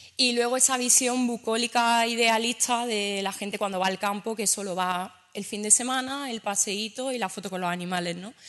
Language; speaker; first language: Spanish; native; Spanish